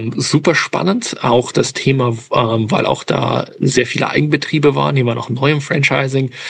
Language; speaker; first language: German; early bilingual, other home language; English